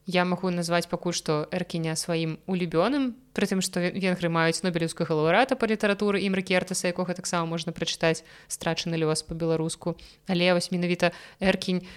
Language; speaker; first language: Belarusian; non-native, local second language; Russian